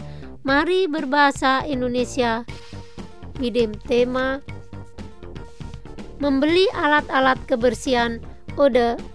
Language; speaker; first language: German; non-native, fluent; Indonesian